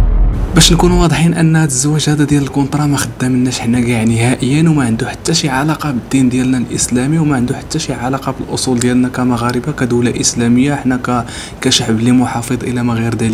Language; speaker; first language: Arabic; native; Arabic